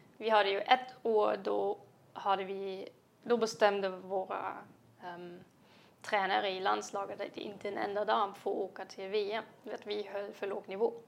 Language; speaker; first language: Swedish; non-native, fluent; German